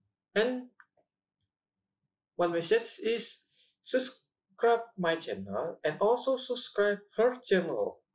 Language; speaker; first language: English; non-native, learner; Indonesian